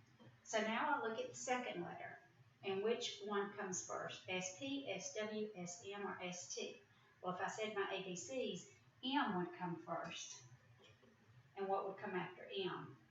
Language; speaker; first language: English; native; English